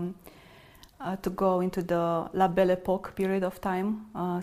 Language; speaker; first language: English; non-native, fluent; Romanian